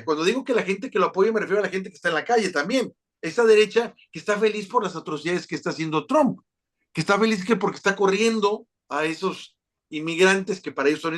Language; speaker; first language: Spanish; native; Spanish